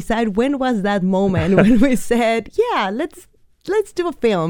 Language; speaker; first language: English; non-native, fluent; Spanish